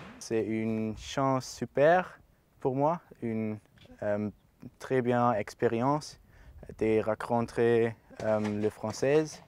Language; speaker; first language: French; non-native, learner; German